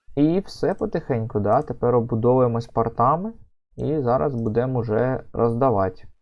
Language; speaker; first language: Ukrainian; native; Ukrainian